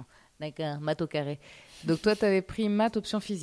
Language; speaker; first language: French; native; French